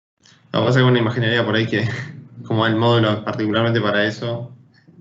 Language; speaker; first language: Spanish; native; Spanish